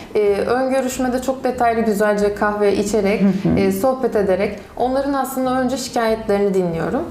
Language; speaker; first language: Turkish; native; Turkish